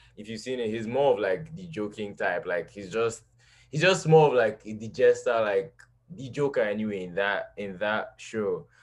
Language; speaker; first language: English; non-native, local second language; Yoruba